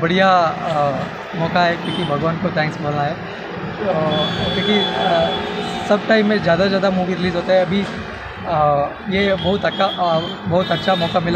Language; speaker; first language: Hindi; non-native, local second language; Kannada